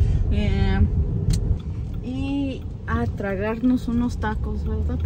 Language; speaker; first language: Spanish; early bilingual, heritage; Spanish